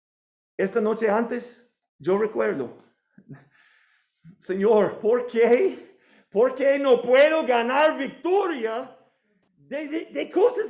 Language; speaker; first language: Spanish; non-native, fluent; English